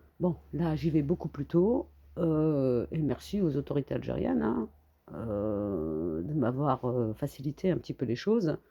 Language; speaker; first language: French; early bilingual, other home language; Kabyle